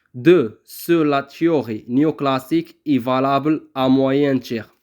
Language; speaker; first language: French; non-native, local second language; Arabic